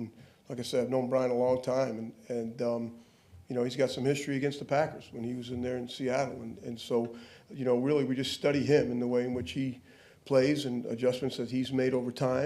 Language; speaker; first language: English; native; English